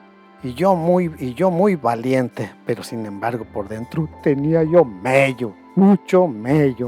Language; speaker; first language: Spanish; native; Spanish